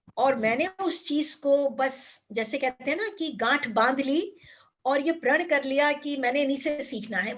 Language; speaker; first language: Hindi; native; Hindi